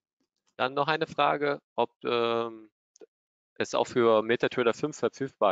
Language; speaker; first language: German; native; German